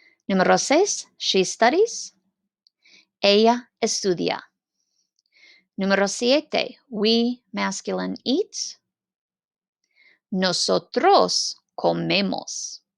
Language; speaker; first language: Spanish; non-native, fluent; English